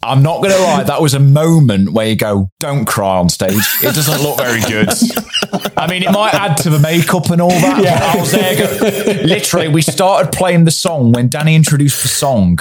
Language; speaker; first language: English; native; English